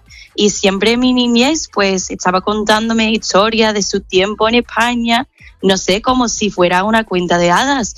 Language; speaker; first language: Spanish; non-native, fluent; English